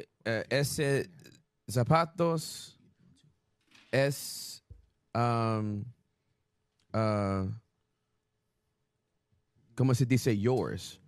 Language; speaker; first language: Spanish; non-native, learner; English